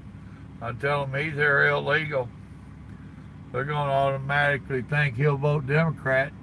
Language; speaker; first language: English; native; English